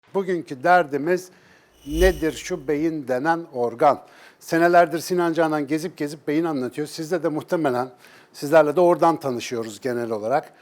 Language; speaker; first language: Turkish; native; Turkish